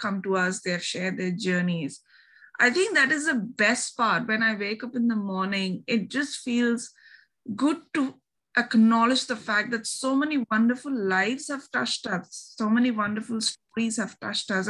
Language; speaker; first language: English; non-native, local second language; Bangla